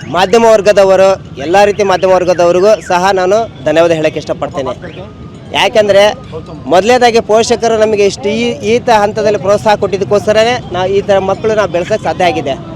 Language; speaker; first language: Kannada; native; Kannada